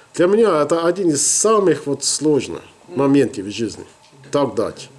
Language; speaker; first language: Russian; non-native, learner; English